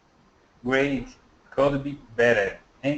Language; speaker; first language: English; non-native, learner; Portuguese